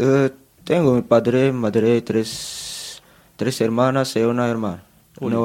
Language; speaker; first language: Spanish; non-native, learner; Arabic